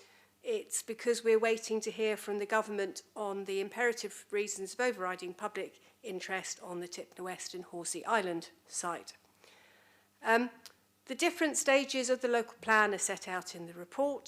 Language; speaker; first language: English; native; English